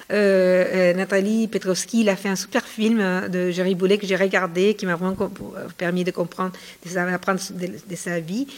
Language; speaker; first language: French; non-native, fluent; Spanish